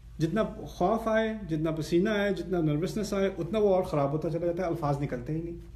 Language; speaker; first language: Urdu; early bilingual, heritage; Urdu